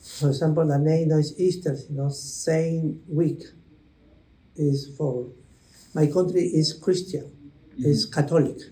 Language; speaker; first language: English; non-native, learner; Spanish